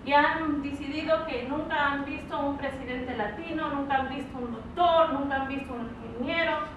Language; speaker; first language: Spanish; early bilingual, other home language; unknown